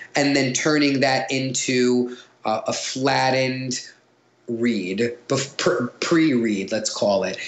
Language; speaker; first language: English; native; English